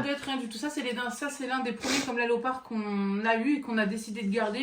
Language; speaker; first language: French; native; French